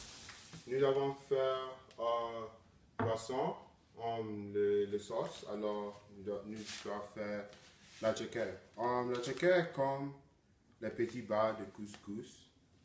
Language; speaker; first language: French; non-native, learner; English